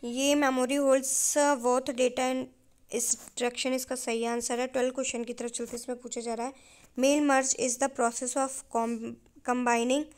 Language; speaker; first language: Hindi; native; Hindi